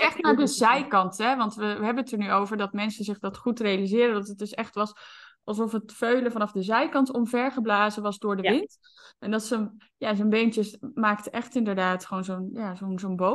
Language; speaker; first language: Dutch; native; Dutch